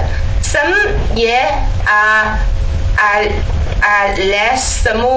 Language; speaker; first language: English; non-native, learner; Chinese